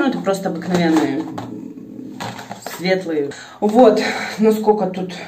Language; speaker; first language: Russian; native; Russian